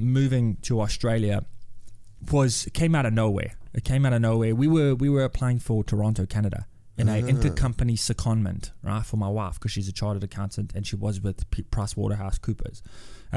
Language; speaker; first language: English; native; English